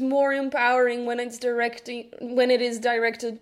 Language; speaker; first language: English; non-native, fluent; Dutch